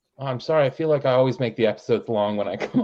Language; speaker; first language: English; native; English